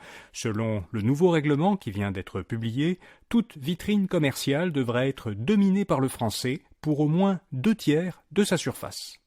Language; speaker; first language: French; native; French